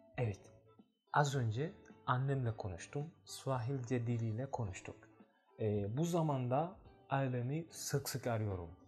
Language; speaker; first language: Turkish; non-native, fluent; Swahili